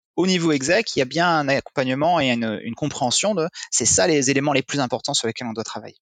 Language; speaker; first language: French; native; French